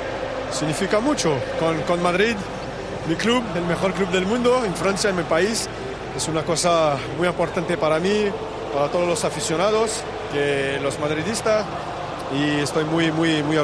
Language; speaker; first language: Spanish; non-native, fluent; French